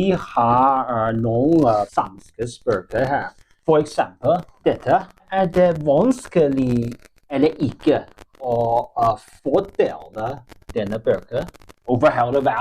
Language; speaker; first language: Norwegian; non-native, learner; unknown